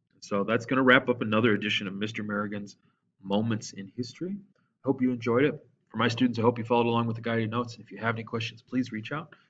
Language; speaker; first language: English; native; English